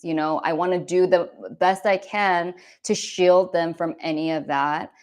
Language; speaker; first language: English; native; English